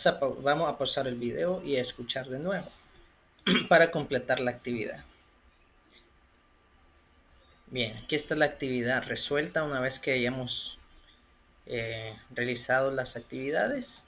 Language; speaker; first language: Spanish; native; Spanish